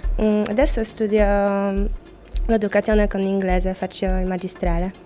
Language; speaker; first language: Italian; non-native, fluent; Polish